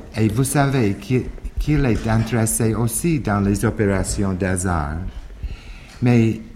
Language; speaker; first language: French; non-native, fluent; English